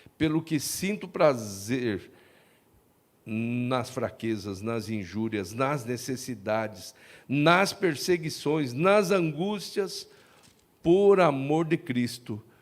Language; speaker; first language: Portuguese; native; Portuguese